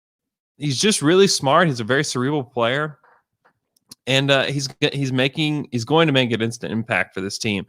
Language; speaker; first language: English; native; English